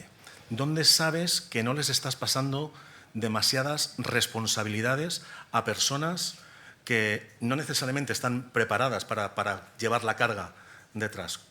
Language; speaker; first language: Spanish; native; Spanish